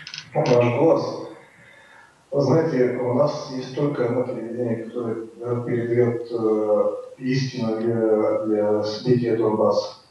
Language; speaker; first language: Russian; non-native, fluent; Bulgarian